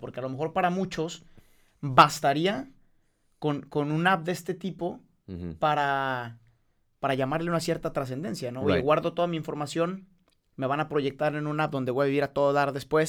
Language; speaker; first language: Spanish; native; Spanish